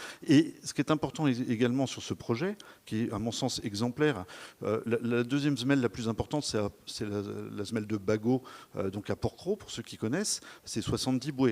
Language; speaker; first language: French; native; French